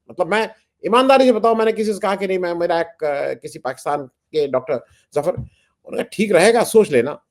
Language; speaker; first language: Hindi; native; Hindi